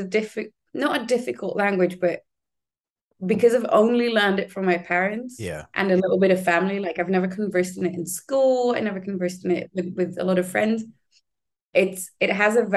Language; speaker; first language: English; non-native, fluent; Hebrew